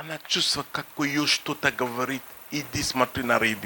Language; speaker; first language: Russian; non-native, fluent; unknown